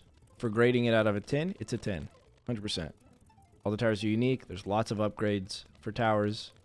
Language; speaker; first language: English; native; English